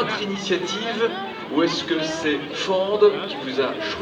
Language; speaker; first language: French; native; French